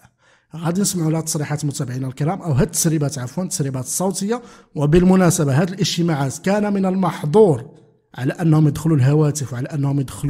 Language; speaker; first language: Arabic; native; Arabic